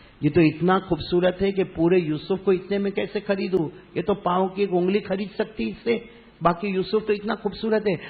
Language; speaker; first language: Urdu; native; Urdu